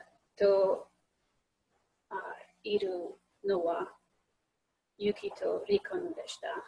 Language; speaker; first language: Japanese; non-native, learner; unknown